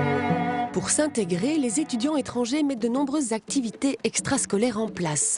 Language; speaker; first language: French; native; French